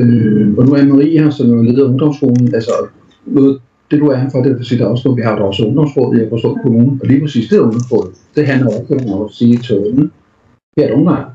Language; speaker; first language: Danish; native; Danish